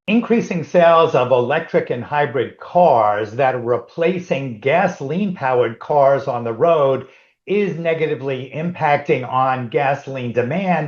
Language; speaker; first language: English; native; English